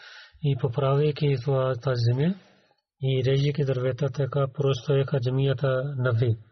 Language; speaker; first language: Bulgarian; non-native, learner; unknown